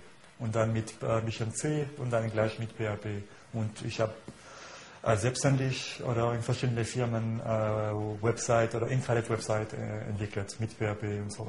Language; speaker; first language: German; non-native, fluent; French